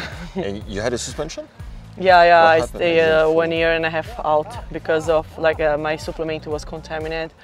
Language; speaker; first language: English; non-native, fluent; Portuguese